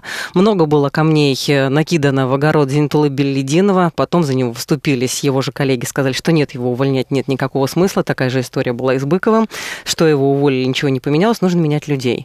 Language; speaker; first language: Russian; native; Russian